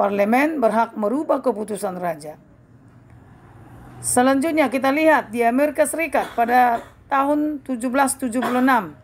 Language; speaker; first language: Indonesian; native; Indonesian